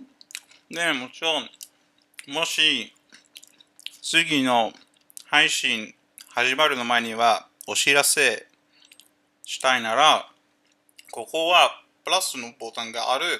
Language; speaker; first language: Japanese; non-native, learner; English